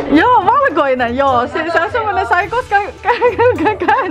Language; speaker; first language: Finnish; non-native, learner; Chinese